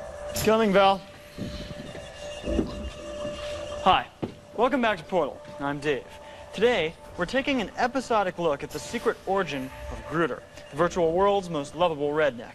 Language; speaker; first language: English; native; English